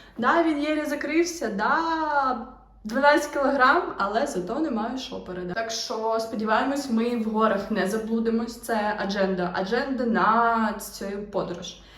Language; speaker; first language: Ukrainian; native; Ukrainian